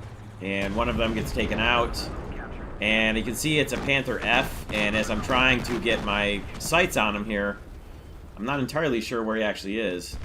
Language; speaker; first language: English; native; English